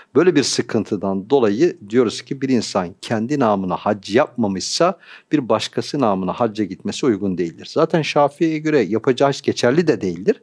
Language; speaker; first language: Turkish; native; Turkish